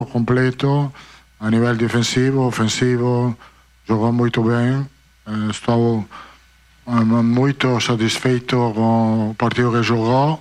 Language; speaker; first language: Portuguese; non-native, learner; Italian